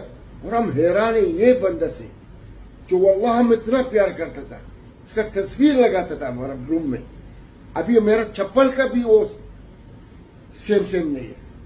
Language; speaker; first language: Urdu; non-native, learner; Arabic